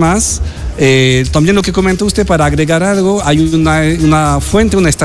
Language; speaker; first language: Spanish; non-native, fluent; French